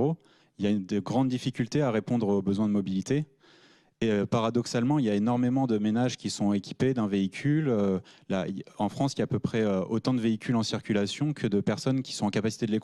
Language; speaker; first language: French; native; French